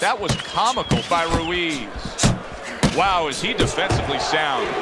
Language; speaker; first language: English; native; English